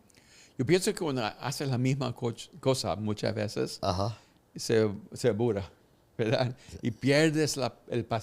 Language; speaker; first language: Spanish; early bilingual, heritage; Spanish